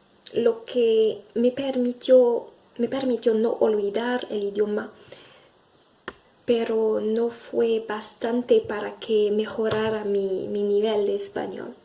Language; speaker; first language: Spanish; non-native, fluent; French